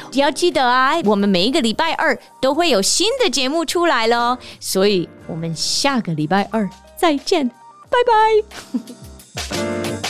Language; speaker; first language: Chinese; non-native, fluent; English